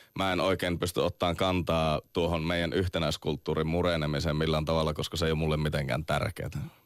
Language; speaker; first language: Finnish; native; Finnish